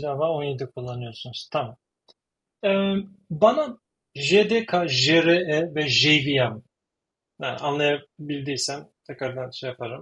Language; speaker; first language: Turkish; native; Turkish